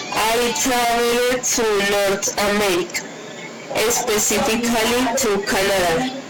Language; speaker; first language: English; non-native, learner; Spanish